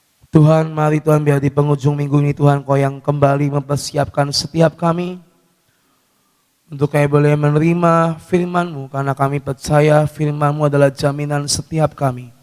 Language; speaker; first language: Indonesian; native; Indonesian